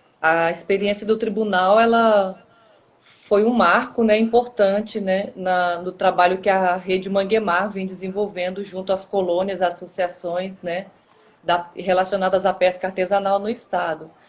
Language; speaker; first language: Portuguese; native; Portuguese